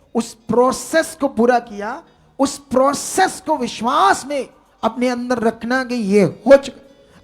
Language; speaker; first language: Hindi; non-native, local second language; Punjabi